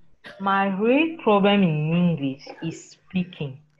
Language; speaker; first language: English; non-native, learner; French